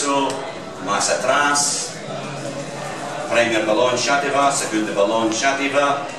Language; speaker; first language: Spanish; non-native, learner; English